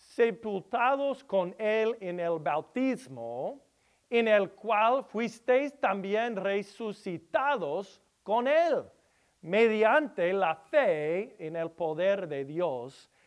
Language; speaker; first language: Spanish; non-native, learner; English